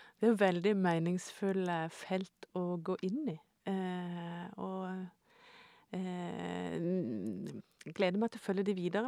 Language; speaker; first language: Norwegian; native; Norwegian